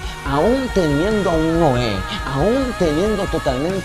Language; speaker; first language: Spanish; native; Spanish